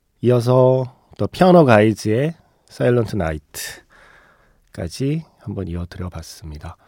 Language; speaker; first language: Korean; native; Korean